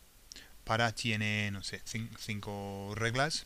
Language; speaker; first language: Spanish; non-native, fluent; English